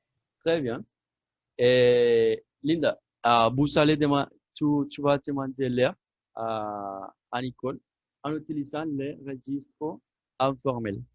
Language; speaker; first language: French; non-native, fluent; Spanish